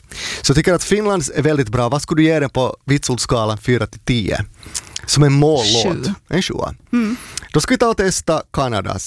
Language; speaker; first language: Swedish; native; Swedish